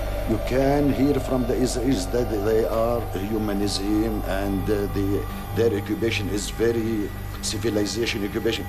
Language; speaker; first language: English; non-native, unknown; Arabic